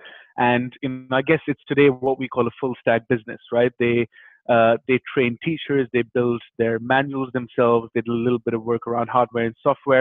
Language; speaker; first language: English; non-native, local second language; Hindi